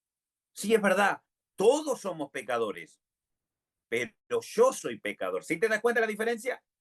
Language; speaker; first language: Spanish; native; Spanish